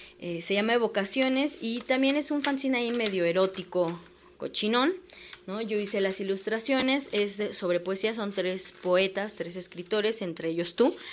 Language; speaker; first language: Spanish; native; Spanish